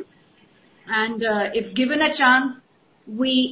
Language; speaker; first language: English; non-native, local second language; Hindi